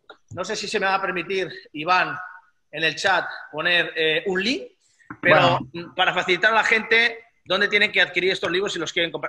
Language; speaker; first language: Spanish; native; Spanish